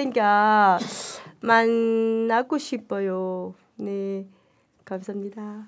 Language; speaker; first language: Korean; early bilingual, heritage; Danish